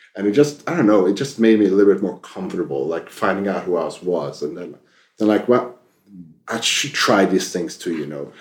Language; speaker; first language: English; non-native, fluent; Swedish